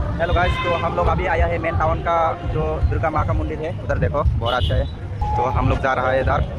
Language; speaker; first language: Hindi; non-native, local second language; Kok Borok